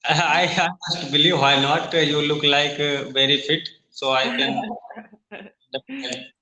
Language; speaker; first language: English; non-native, learner; Hindi